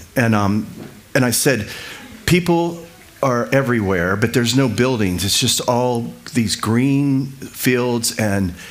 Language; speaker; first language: English; native; English